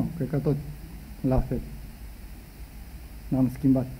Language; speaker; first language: Romanian; non-native, learner; Japanese